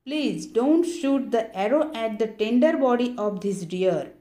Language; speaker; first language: English; non-native, local second language; Marathi